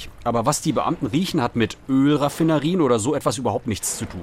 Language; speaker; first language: German; native; German